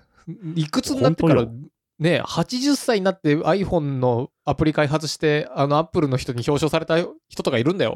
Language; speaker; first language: Japanese; native; Japanese